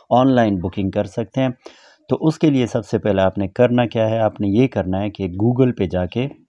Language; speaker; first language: Urdu; non-native, local second language; Pashto